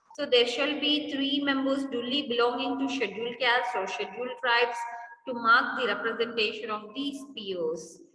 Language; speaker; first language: English; non-native, local second language; Kannada